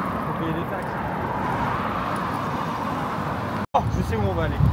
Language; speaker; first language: French; native; French